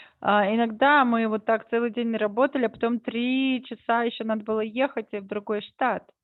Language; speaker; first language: Russian; native; Russian